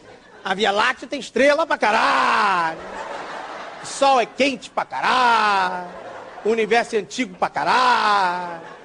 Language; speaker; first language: Portuguese; native; Portuguese